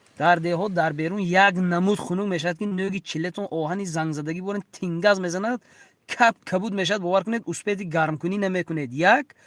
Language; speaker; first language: Tajik; native; Tajik